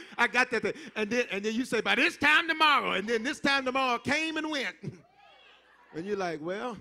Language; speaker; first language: English; native; English